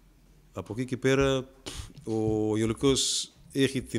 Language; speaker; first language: Greek; non-native, fluent; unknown